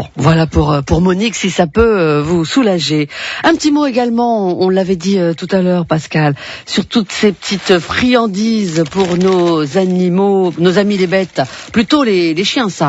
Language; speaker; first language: French; native; French